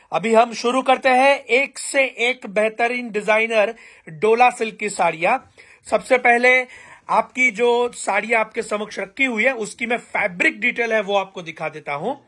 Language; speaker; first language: Hindi; non-native, local second language; Gujarati